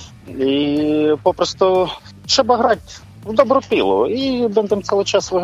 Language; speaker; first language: Polish; non-native, learner; Ukrainian